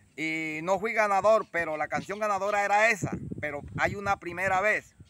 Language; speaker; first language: Spanish; native; Spanish